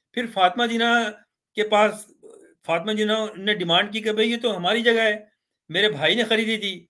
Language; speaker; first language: Urdu; native; Urdu